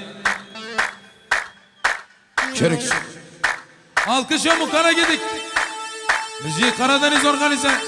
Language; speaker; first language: Turkish; non-native, local second language; Kurdish